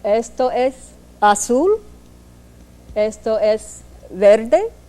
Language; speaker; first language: Spanish; non-native, learner; English